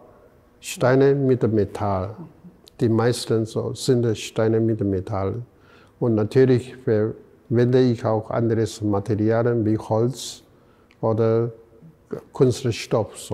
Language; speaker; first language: German; non-native, fluent; Chinese